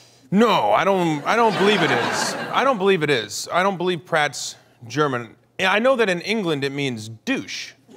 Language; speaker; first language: English; native; English